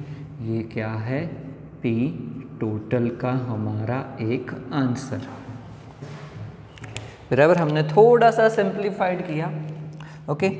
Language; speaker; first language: Hindi; non-native, local second language; Gujarati